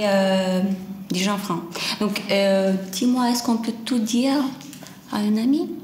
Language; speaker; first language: French; non-native, fluent; Lithuanian